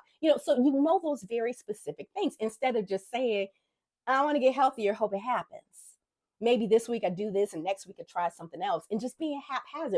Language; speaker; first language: English; native; English